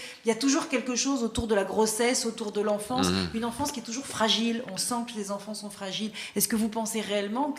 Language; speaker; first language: French; native; French